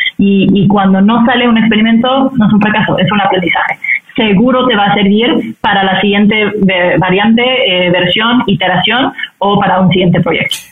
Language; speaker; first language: Spanish; non-native, fluent; French